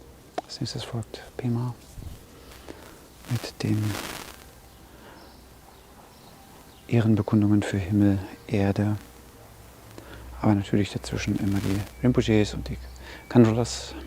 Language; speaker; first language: German; native; German